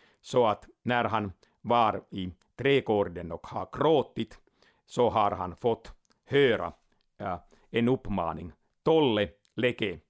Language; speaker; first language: Swedish; non-native, local second language; Finnish